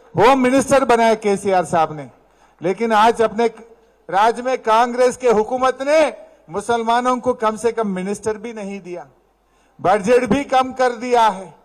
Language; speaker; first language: Hindi; non-native, local second language; Telugu